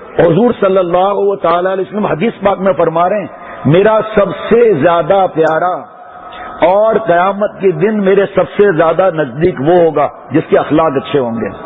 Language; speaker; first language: Urdu; non-native, local second language; Pashto